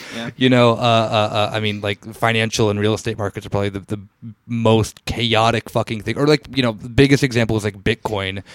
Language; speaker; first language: English; native; English